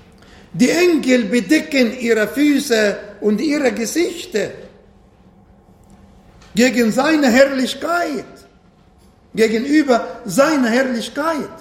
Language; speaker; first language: German; non-native, fluent; Arabic